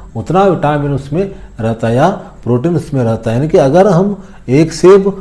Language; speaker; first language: Hindi; non-native, local second language; Kannada